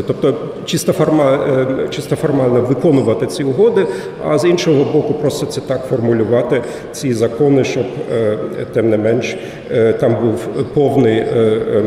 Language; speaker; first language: Ukrainian; non-native, fluent; German